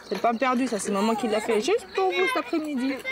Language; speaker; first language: French; native; French